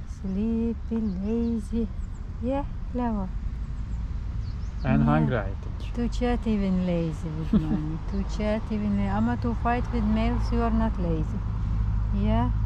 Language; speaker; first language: English; non-native, learner; Turkish